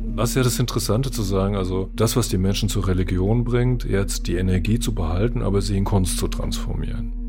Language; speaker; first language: German; native; German